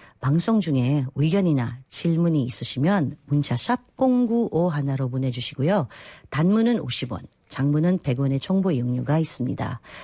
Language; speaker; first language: Korean; non-native, fluent; Filipino